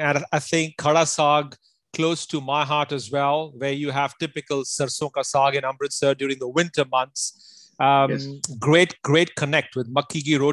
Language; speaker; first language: English; non-native, local second language; Punjabi